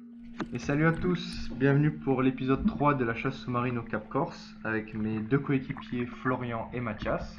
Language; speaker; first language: French; native; French